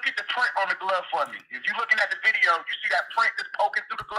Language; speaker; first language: English; native; English